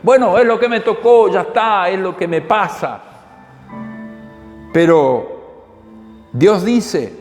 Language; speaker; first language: Spanish; native; Spanish